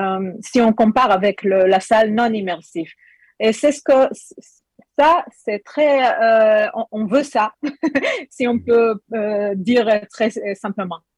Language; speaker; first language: French; non-native, learner; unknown